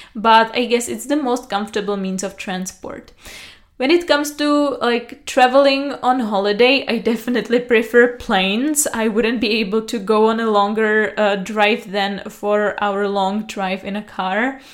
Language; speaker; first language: English; non-native, fluent; Czech